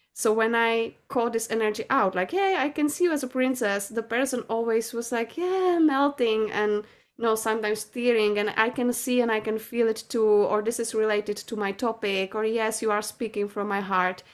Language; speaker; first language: English; non-native, fluent; Czech